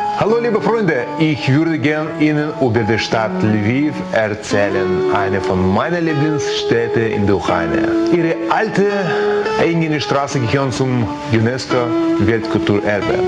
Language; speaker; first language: German; non-native, learner; Ukrainian